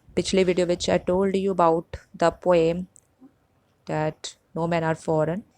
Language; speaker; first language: English; non-native, local second language; Punjabi